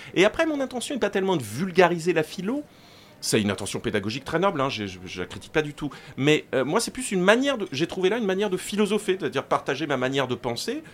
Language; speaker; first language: French; native; French